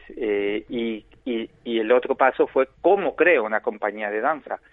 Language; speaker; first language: Spanish; native; Spanish